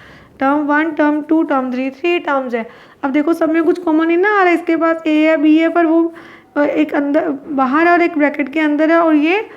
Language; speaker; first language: Hindi; native; Hindi